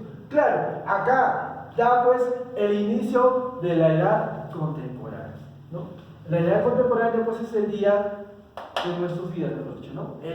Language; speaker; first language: Spanish; native; Spanish